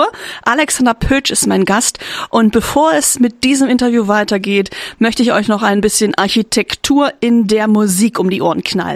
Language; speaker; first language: German; native; German